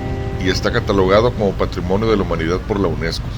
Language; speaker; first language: Spanish; native; Spanish